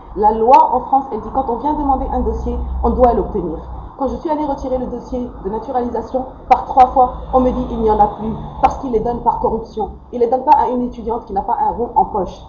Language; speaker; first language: French; non-native, local second language; Arabic